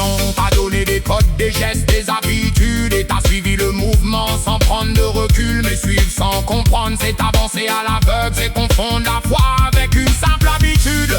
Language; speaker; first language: French; native; French